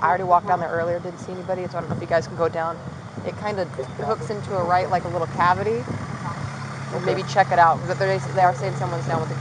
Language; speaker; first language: English; native; English